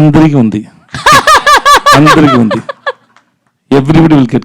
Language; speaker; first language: Telugu; non-native, learner; Tamil